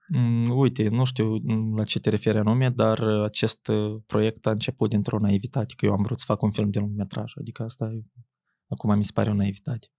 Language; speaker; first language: Romanian; native; Romanian